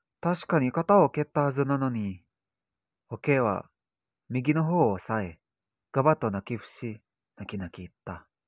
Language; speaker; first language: Japanese; non-native, learner; Indonesian